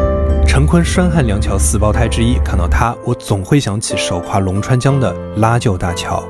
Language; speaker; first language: Chinese; native; Chinese